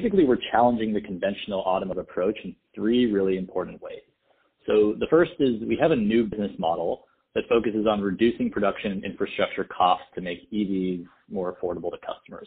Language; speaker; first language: English; native; English